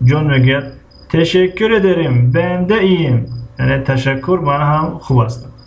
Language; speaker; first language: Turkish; non-native, fluent; Tajik